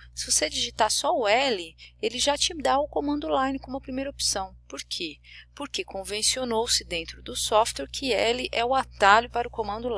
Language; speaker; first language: Portuguese; native; Portuguese